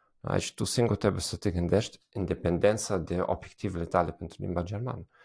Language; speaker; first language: Romanian; non-native, fluent; German